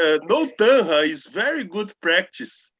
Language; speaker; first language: English; non-native, learner; Portuguese